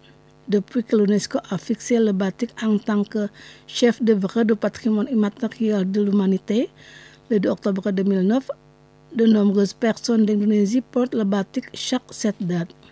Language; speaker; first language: French; non-native, fluent; Indonesian